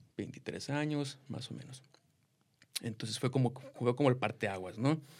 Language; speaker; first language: Spanish; native; Spanish